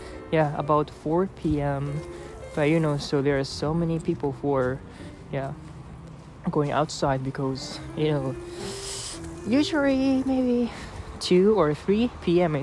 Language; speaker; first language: English; non-native, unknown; Japanese